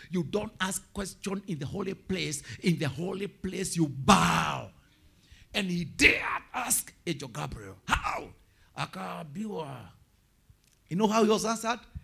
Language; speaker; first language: English; non-native, local second language; Kikuyu